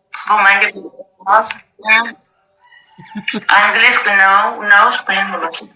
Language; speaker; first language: English; non-native, learner; Uzbek